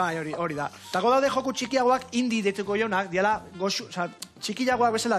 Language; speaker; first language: Basque; native; Basque